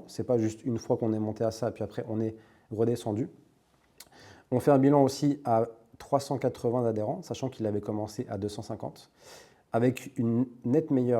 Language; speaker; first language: French; native; French